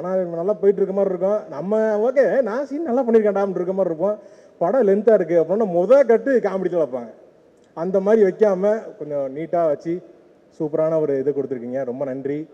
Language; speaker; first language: Tamil; native; Tamil